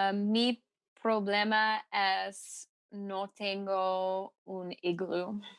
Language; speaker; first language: Spanish; non-native, learner; English